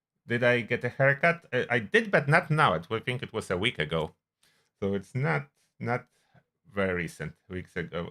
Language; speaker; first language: English; non-native, fluent; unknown